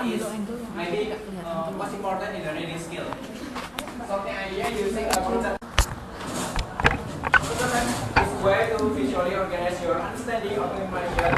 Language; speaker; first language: English; non-native, learner; Indonesian